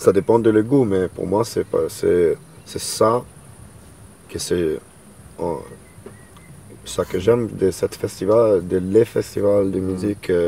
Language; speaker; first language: French; non-native, learner; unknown